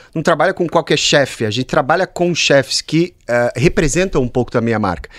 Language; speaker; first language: Portuguese; native; Portuguese